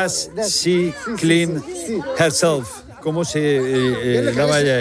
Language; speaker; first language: Spanish; native; Spanish